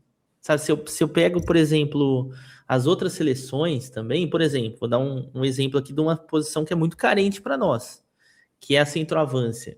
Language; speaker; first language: Portuguese; native; Portuguese